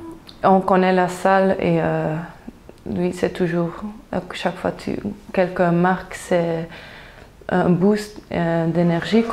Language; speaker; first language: French; non-native, local second language; Dutch